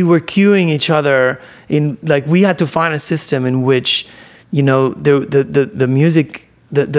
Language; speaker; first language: English; non-native, fluent; Spanish